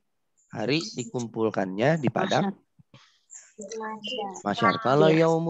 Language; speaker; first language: Indonesian; native; Indonesian